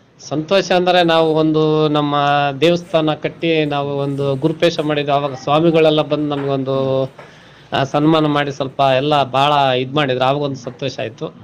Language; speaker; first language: Kannada; non-native, local second language; Telugu